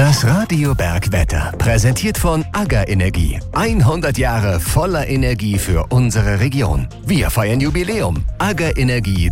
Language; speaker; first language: German; native; German